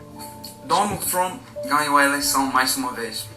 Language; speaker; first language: Portuguese; non-native, fluent; English